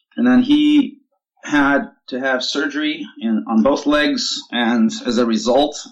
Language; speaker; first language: English; non-native, fluent; Turkish